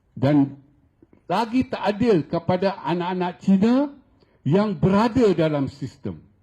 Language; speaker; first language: Malay; native; Malay